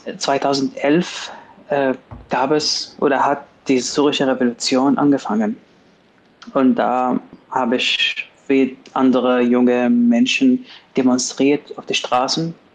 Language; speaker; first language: German; non-native, fluent; Arabic